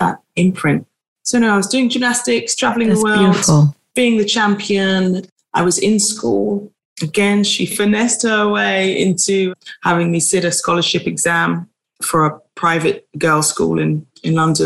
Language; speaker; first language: English; native; English